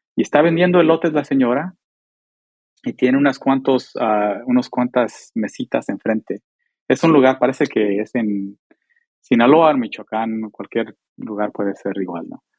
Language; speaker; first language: Spanish; early bilingual, heritage; Spanish